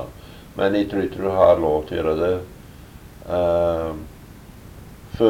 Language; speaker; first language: Norwegian; early bilingual, heritage; Norwegian